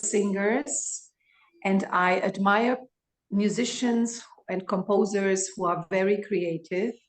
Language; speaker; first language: English; non-native, fluent; Greek